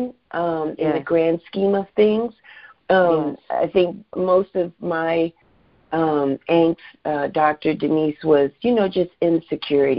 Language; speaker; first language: English; native; English